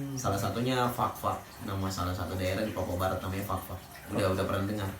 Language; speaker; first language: Indonesian; native; Indonesian